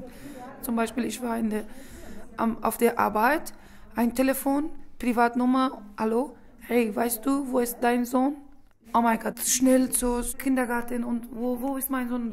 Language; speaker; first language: German; non-native, learner; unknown